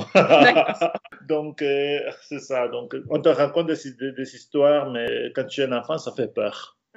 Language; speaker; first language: French; non-native, fluent; Spanish